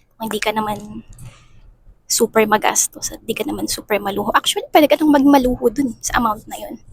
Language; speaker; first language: Filipino; native; Filipino